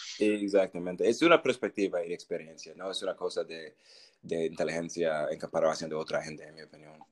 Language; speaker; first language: Spanish; non-native, learner; English